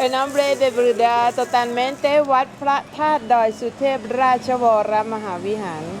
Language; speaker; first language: Spanish; non-native, learner; Thai